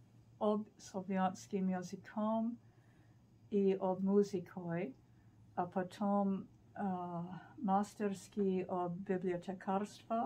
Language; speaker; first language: Russian; non-native, learner; English